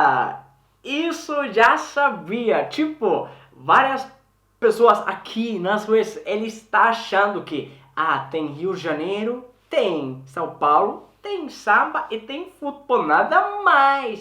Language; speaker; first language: Portuguese; non-native, learner; Swedish